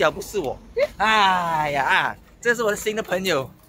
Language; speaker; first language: Chinese; native; Chinese